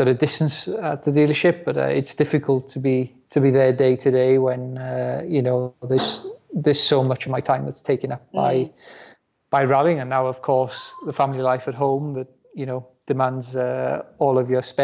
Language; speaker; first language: English; non-native, local second language; Welsh